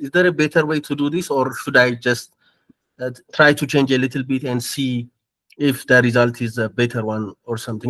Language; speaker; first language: English; non-native, learner; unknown